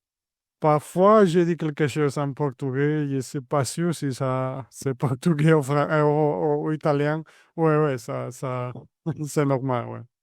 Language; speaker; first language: French; non-native, fluent; Spanish